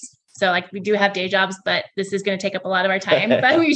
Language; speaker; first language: English; native; English